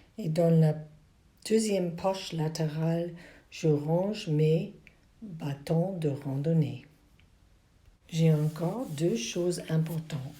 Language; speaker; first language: French; non-native, learner; English